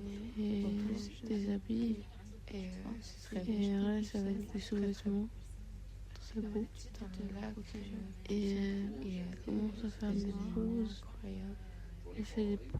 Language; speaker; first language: French; non-native, fluent; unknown